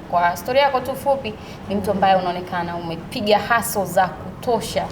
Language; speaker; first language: Swahili; native; Swahili